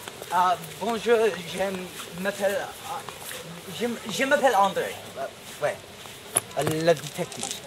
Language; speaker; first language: French; non-native, learner; English